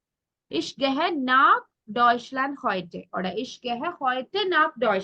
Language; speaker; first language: German; non-native, fluent; Malayalam